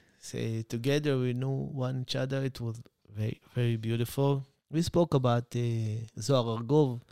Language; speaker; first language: English; non-native, learner; Hebrew